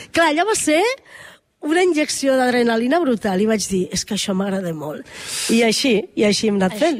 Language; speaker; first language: Catalan; native; Catalan